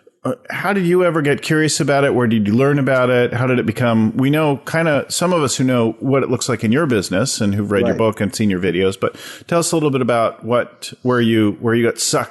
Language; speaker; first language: English; native; English